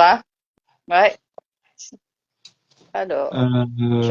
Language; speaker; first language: French; native; French